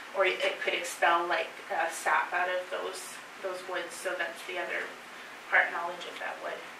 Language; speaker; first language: English; native; English